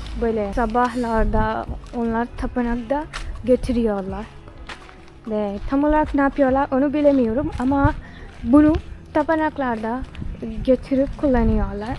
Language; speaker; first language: Turkish; non-native, fluent; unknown